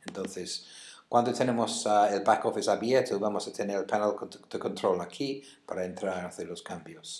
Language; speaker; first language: Spanish; non-native, fluent; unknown